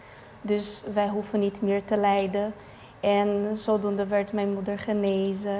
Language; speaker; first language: Dutch; non-native, fluent; Portuguese